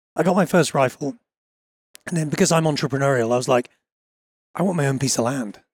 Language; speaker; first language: English; native; English